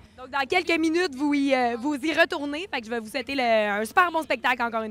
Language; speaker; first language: French; native; French